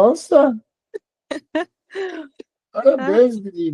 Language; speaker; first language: Portuguese; non-native, learner; English